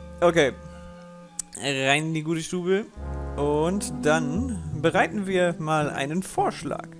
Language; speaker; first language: German; native; German